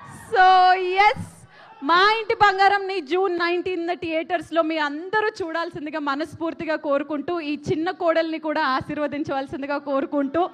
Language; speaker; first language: Telugu; native; Telugu